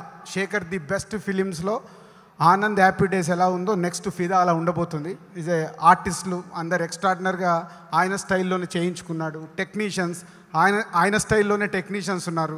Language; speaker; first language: Telugu; native; Telugu